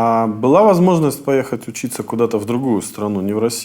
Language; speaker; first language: Russian; native; Russian